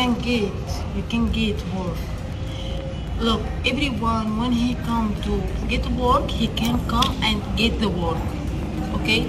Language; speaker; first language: English; non-native, learner; Arabic